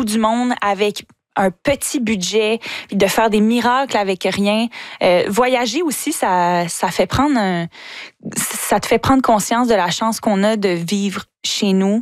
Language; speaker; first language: French; native; French